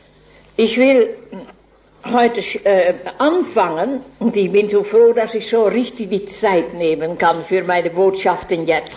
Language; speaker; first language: German; non-native, fluent; Dutch